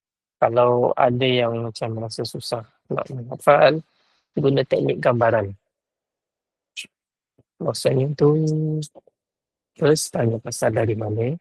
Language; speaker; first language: Malay; native; Malay